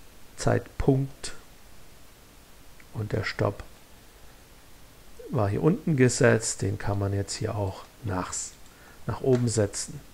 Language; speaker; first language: German; native; German